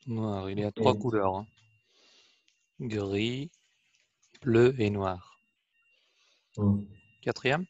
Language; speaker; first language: French; non-native, fluent; Arabic